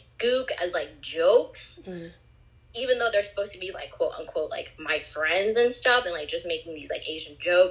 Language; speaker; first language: English; native; English